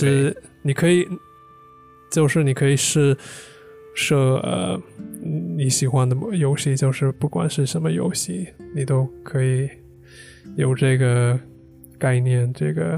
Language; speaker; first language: Chinese; non-native, fluent; English